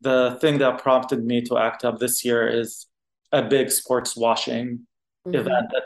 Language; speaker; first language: English; non-native, fluent; Arabic